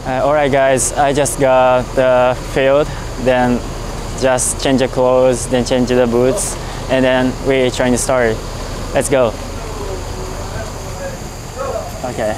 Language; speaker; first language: English; non-native, learner; Japanese